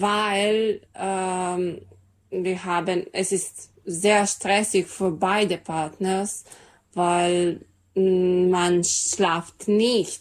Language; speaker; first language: German; non-native, learner; Serbian